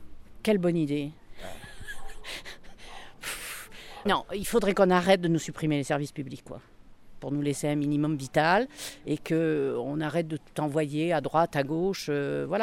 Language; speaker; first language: French; native; French